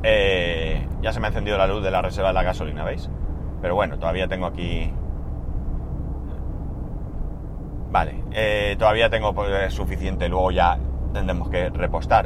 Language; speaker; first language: Spanish; native; Spanish